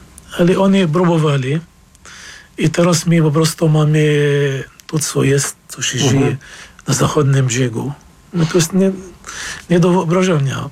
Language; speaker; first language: Polish; non-native, fluent; Arabic